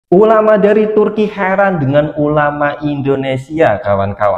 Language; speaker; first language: Indonesian; native; Indonesian